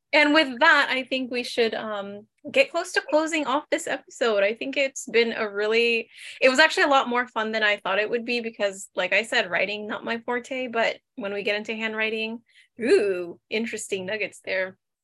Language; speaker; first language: English; native; English